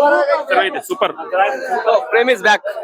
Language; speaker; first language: Kannada; native; Kannada